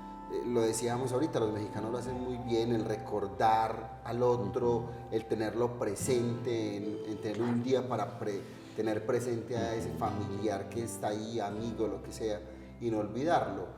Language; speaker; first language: Spanish; native; Spanish